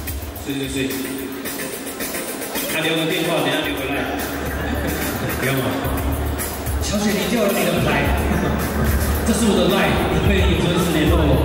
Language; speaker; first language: Chinese; native; Chinese